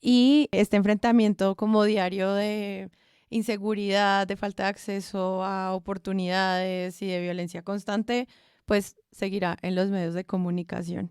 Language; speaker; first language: Spanish; native; Spanish